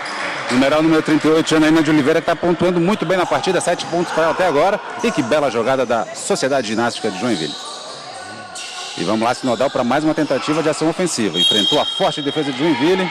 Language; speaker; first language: Portuguese; native; Portuguese